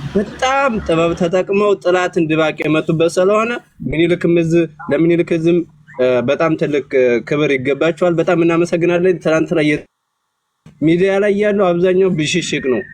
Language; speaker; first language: Amharic; native; Amharic